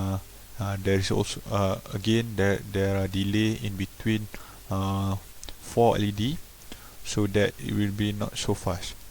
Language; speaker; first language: English; non-native, local second language; Malay